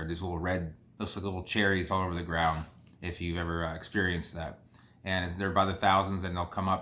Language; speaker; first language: English; native; English